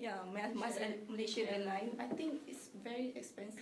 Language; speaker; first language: English; non-native, local second language; Malay